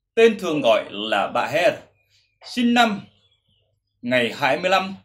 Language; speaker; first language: Vietnamese; non-native, local second language; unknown